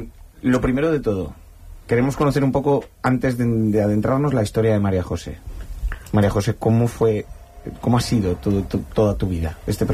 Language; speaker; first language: Spanish; native; Spanish